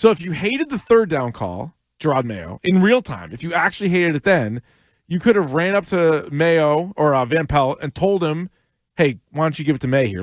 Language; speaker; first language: English; native; English